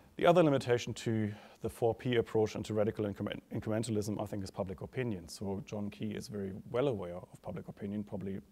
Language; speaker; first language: English; non-native, fluent; German